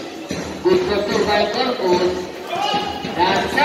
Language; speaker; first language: English; non-native, local second language; Filipino